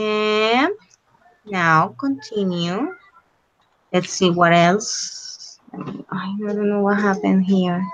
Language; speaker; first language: English; non-native, fluent; Spanish